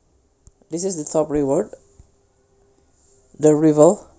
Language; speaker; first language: English; non-native, fluent; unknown